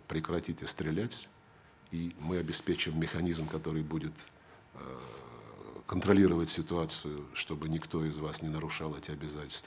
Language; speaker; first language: Russian; native; Russian